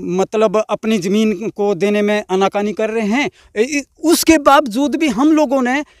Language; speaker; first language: Hindi; non-native, local second language; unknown